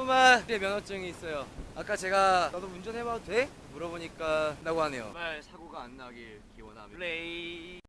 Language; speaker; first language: Korean; native; Korean